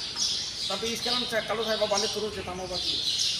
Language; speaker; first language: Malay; non-native, learner; Bangla